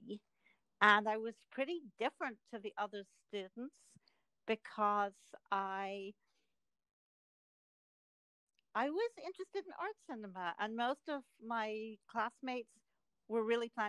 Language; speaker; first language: English; native; English